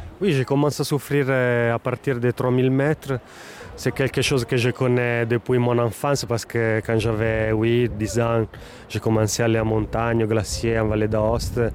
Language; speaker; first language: French; non-native, fluent; Italian